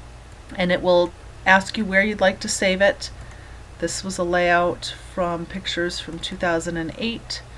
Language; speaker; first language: English; native; English